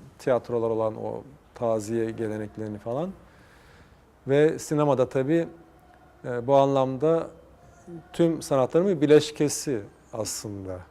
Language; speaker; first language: Turkish; native; Turkish